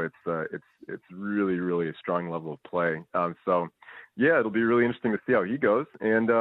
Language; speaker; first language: English; native; English